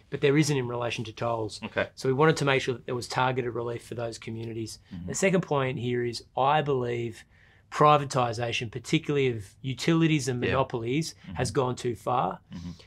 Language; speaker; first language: English; native; English